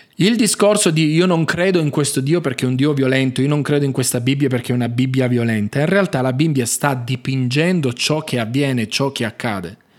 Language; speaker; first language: Italian; native; Italian